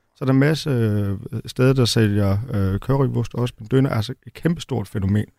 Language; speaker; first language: Danish; native; Danish